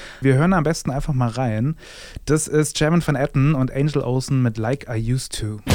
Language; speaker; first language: German; native; German